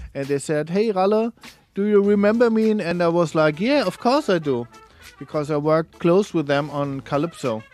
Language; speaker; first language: English; non-native, fluent; German